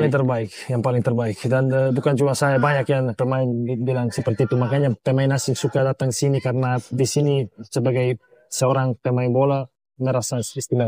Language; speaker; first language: Indonesian; non-native, fluent; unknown